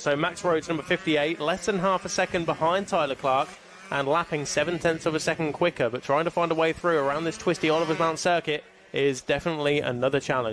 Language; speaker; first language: English; native; English